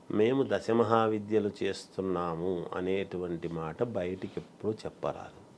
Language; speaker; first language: Telugu; native; Telugu